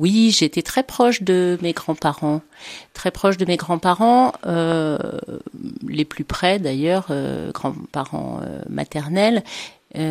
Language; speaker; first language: French; native; French